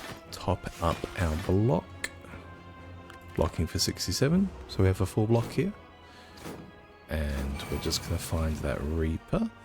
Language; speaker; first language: English; native; English